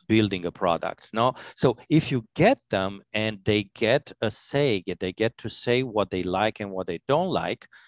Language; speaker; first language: English; non-native, fluent; Romanian